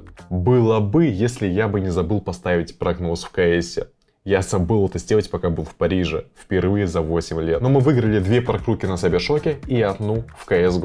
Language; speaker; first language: Russian; native; Russian